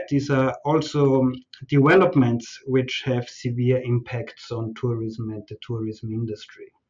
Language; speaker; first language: English; non-native, fluent; German